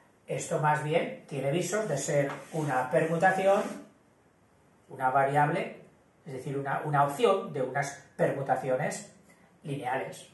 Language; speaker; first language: Spanish; native; Spanish